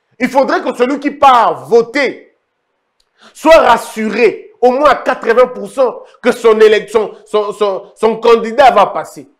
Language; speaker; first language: French; non-native, local second language; Lingala